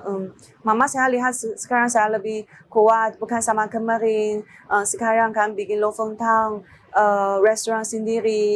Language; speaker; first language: Indonesian; non-native, learner; Chinese